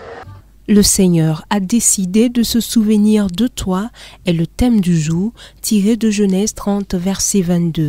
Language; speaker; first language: French; non-native, local second language; Mossi